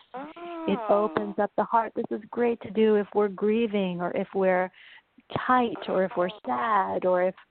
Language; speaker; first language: English; native; English